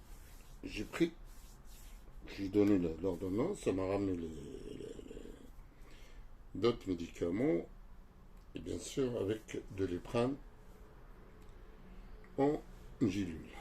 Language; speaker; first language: French; non-native, local second language; Arabic